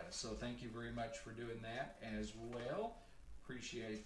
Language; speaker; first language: English; native; English